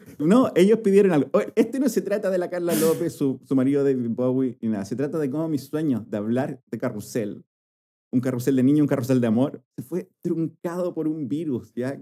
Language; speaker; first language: Spanish; native; Spanish